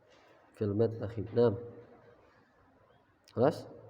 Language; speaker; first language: Arabic; non-native, fluent; Indonesian